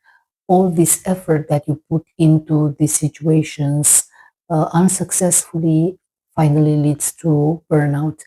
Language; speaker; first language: English; non-native, fluent; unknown